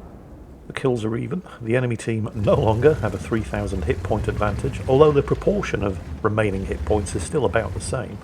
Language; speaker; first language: English; native; English